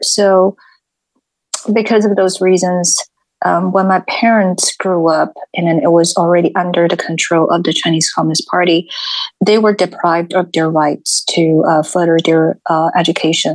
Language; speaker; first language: English; non-native, fluent; Chinese